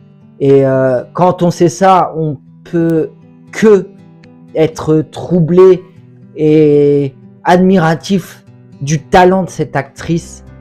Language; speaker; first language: French; native; French